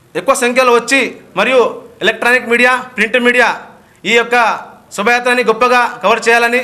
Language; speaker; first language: Telugu; non-native, local second language; Lambadi